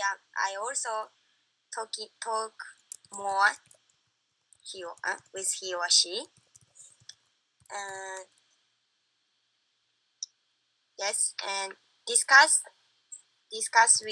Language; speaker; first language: English; non-native, learner; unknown